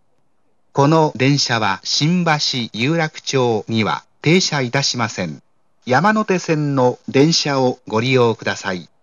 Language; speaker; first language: Japanese; native; Japanese